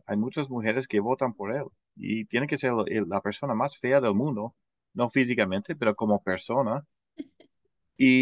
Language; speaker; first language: Spanish; non-native, fluent; English